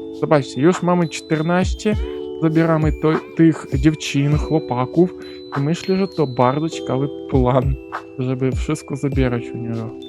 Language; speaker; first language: Polish; non-native, learner; Ukrainian